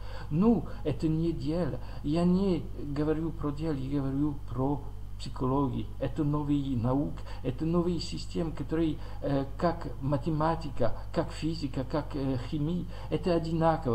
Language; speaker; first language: Russian; non-native, learner; French